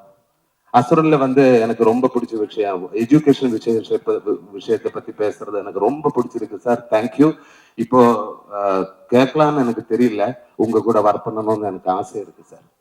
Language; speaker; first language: Tamil; non-native, learner; Malayalam